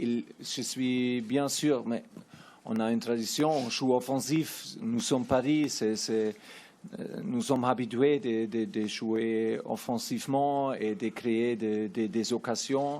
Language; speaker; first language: French; non-native, learner; German